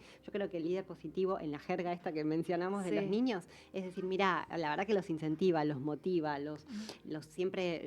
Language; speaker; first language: Spanish; native; Spanish